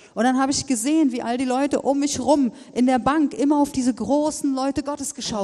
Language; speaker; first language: German; native; German